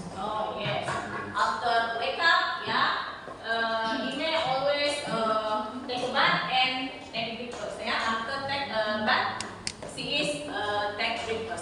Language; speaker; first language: English; non-native, learner; Indonesian